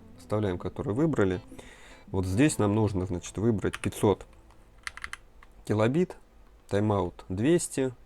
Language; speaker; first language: Russian; native; Russian